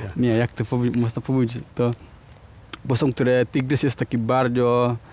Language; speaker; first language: Polish; non-native, learner; Minangkabau